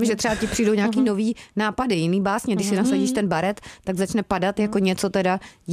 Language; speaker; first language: Czech; native; Czech